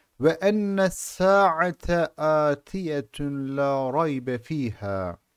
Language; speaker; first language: Arabic; non-native, fluent; Turkish